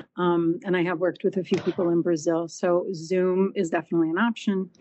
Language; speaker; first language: English; non-native, fluent; Portuguese